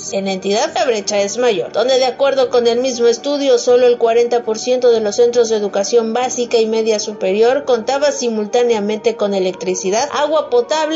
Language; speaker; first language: Spanish; native; Spanish